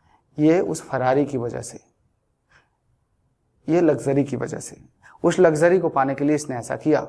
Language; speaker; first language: Hindi; native; Hindi